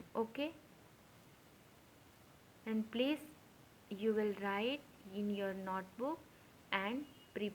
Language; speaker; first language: English; non-native, local second language; Gujarati